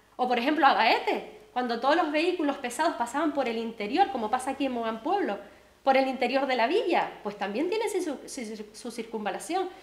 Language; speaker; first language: Spanish; native; Spanish